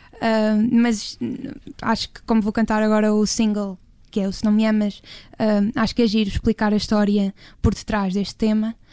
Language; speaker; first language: Portuguese; native; Portuguese